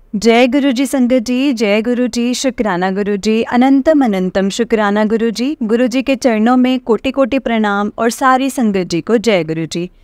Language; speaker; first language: Hindi; native; Hindi